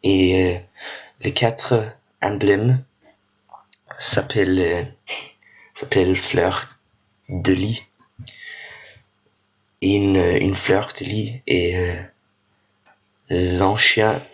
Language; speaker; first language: French; non-native, learner; Danish